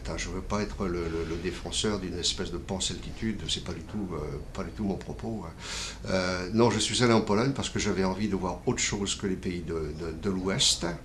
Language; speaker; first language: French; native; French